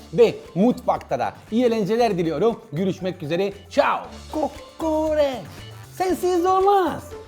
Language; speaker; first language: Turkish; non-native, learner; Italian